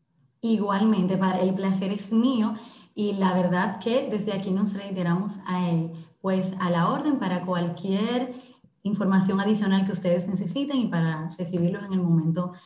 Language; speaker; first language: Spanish; native; Spanish